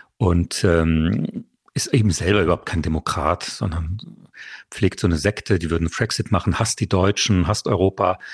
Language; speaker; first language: German; early bilingual, other home language; French